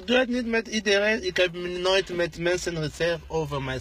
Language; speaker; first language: Dutch; non-native, learner; Lingala